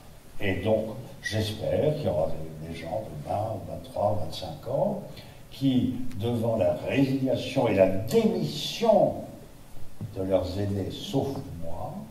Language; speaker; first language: French; native; French